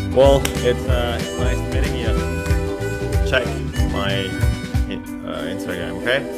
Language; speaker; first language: English; non-native, fluent; Indonesian